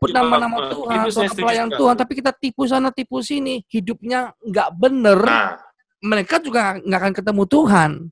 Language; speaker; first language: Indonesian; native; Indonesian